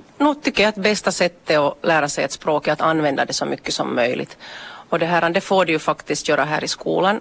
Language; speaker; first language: Swedish; native; Swedish